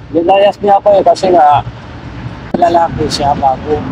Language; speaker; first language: Filipino; non-native, fluent; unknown